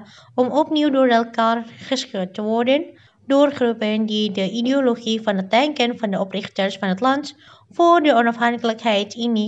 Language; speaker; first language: Dutch; non-native, learner; Indonesian